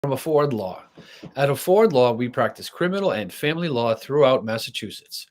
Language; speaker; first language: English; native; English